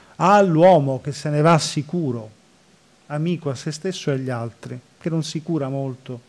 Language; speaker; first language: Italian; native; Italian